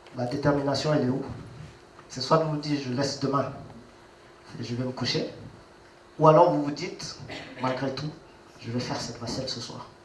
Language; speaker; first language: French; non-native, local second language; Wolof